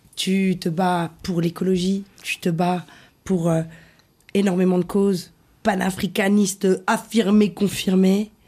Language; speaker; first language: French; native; French